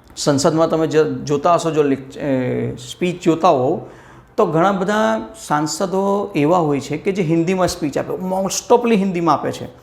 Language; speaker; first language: Gujarati; non-native, local second language; Hindi